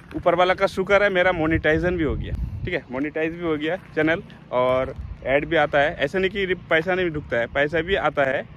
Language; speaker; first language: Hindi; non-native, local second language; Bangla